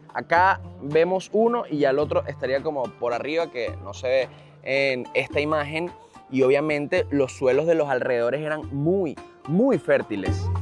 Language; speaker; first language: Spanish; native; Spanish